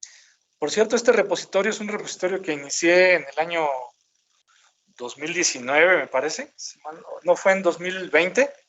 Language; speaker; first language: Spanish; native; Spanish